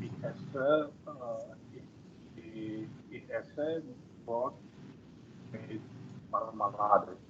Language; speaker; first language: German; non-native, learner; Indonesian